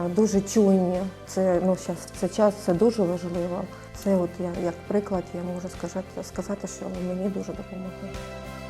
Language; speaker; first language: Ukrainian; non-native, local second language; Russian